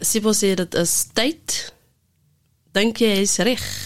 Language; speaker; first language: Dutch; non-native, learner; Afrikaans